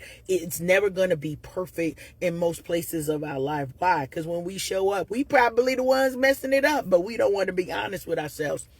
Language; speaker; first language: English; native; English